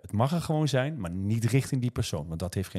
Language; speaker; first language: Dutch; native; Dutch